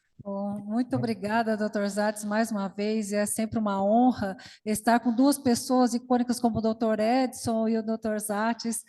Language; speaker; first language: Portuguese; native; Portuguese